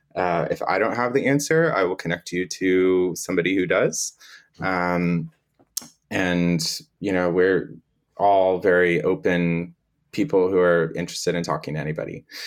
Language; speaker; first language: English; native; English